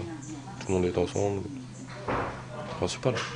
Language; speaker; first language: French; native; French